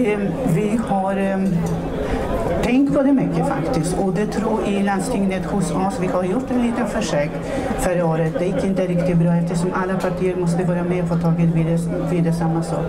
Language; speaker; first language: Swedish; non-native, fluent; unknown